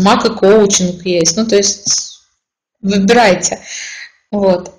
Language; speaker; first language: Russian; native; Russian